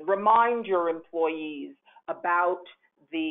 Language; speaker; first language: English; native; English